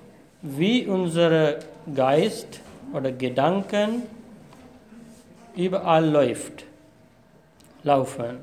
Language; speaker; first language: German; non-native, fluent; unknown